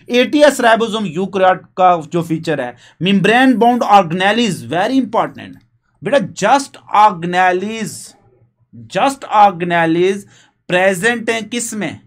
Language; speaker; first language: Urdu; non-native, local second language; Punjabi